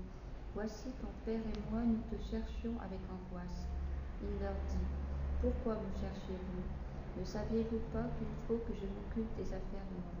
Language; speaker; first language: French; native; French